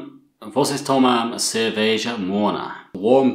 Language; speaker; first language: Portuguese; non-native, learner; English